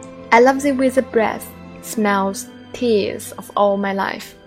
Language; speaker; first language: English; non-native, fluent; Chinese